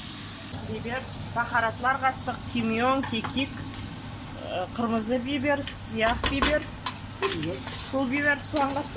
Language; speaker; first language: Turkish; non-native, fluent; Kazakh